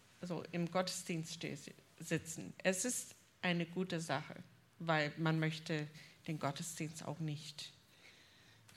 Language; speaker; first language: German; non-native, fluent; English